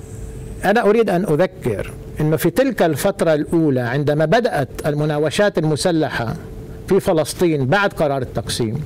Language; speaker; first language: Arabic; native; Arabic